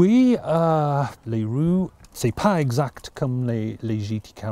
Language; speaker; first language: French; non-native, learner; English